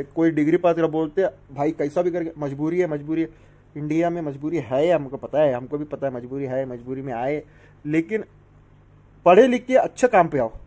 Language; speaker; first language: Hindi; non-native, local second language; Urdu